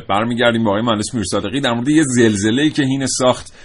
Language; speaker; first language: Persian; native; Persian